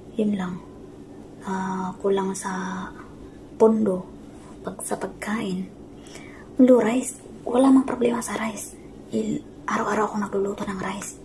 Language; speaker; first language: Filipino; non-native, local second language; Cebuano